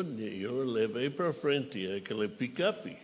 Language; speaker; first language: Portuguese; non-native, fluent; English